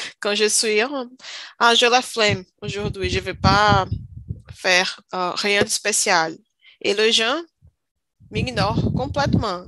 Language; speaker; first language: French; non-native, learner; Portuguese